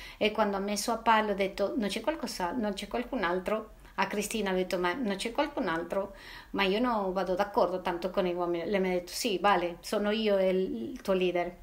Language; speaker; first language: Italian; non-native, fluent; Spanish